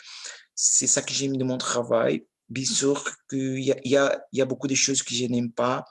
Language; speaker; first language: French; non-native, learner; Portuguese